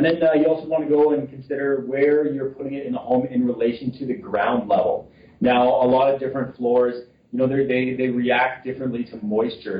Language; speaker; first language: English; native; English